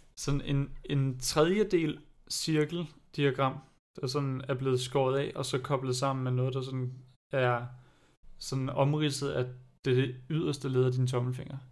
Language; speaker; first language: Danish; non-native, fluent; German